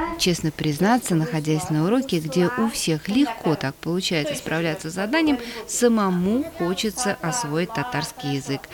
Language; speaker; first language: Russian; native; Russian